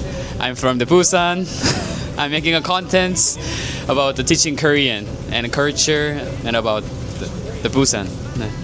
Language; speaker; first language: English; non-native, learner; Korean